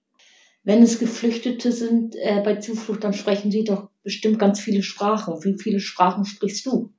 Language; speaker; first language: German; native; German